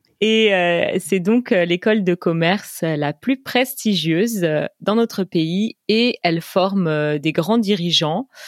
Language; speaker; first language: French; native; French